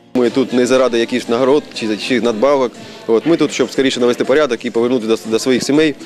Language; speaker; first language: Ukrainian; native; Ukrainian